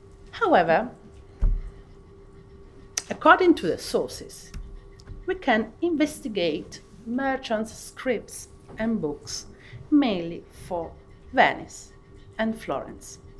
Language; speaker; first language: English; non-native, fluent; Italian